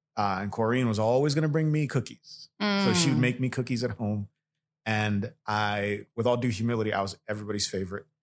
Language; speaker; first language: English; early bilingual, other home language; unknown